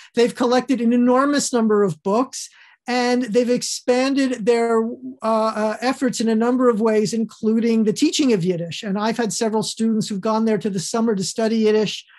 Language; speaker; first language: English; native; English